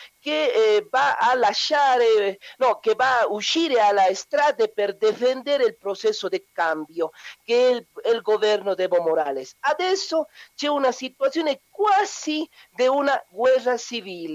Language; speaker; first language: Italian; non-native, learner; Spanish